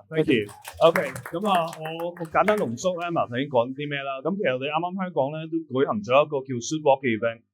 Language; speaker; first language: Cantonese; native; Cantonese